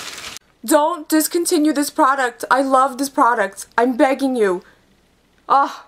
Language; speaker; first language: English; native; English